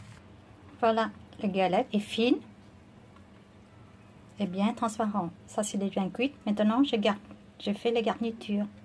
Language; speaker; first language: French; non-native, learner; Vietnamese